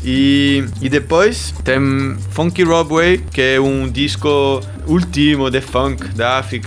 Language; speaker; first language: Portuguese; non-native, learner; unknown